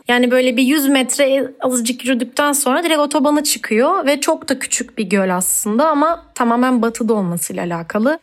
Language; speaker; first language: Turkish; native; Turkish